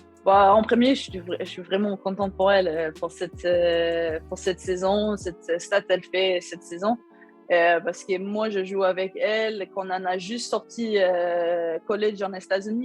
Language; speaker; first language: French; non-native, learner; Swedish